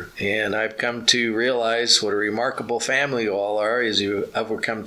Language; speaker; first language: English; native; English